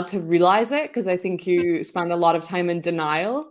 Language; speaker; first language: English; native; English